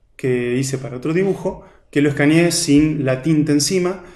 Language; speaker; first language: Spanish; native; Spanish